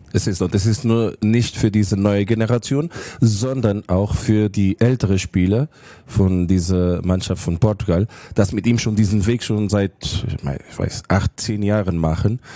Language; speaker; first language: German; non-native, fluent; Portuguese